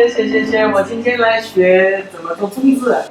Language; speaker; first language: Chinese; non-native, learner; French